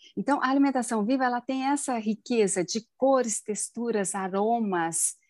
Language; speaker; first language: Portuguese; native; Portuguese